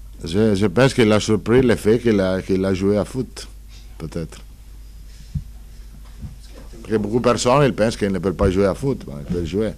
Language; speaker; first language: French; non-native, learner; Italian